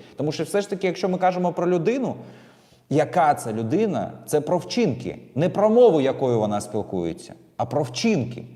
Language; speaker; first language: Ukrainian; non-native, local second language; Russian